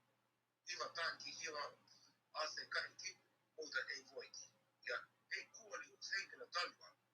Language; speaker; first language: Finnish; non-native, learner; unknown